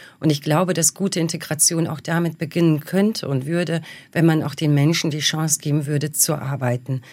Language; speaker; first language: German; early bilingual, other home language; Bosnian